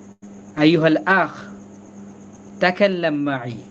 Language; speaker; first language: Arabic; non-native, fluent; Bangla